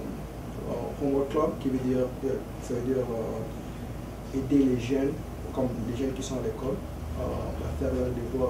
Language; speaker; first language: French; early bilingual, other home language; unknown